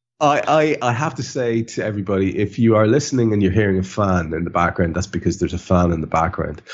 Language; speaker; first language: English; native; English